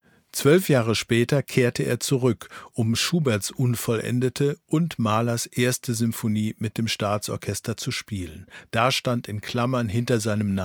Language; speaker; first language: German; native; German